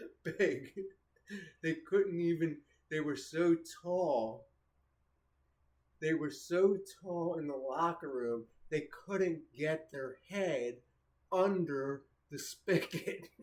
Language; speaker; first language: English; native; English